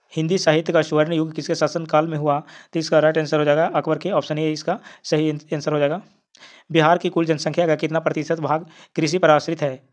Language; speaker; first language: Hindi; native; Hindi